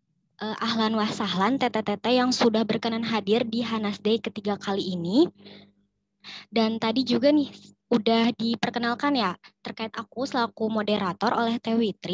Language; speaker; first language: Indonesian; native; Indonesian